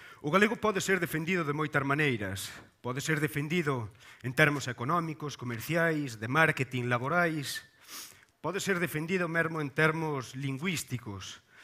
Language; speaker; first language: Galician; native; Galician